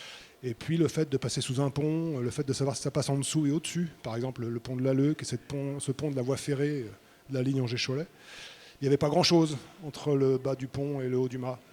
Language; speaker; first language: French; native; French